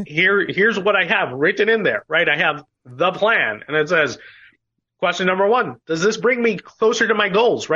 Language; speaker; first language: English; native; English